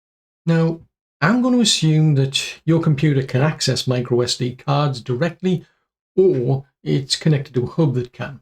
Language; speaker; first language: English; native; English